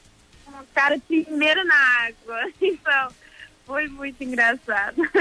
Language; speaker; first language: Portuguese; early bilingual, heritage; Portuguese